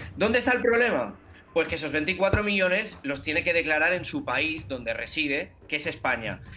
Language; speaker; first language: Spanish; native; Spanish